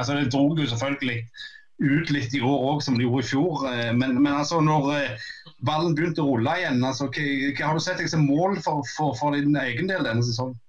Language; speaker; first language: Norwegian; native; Norwegian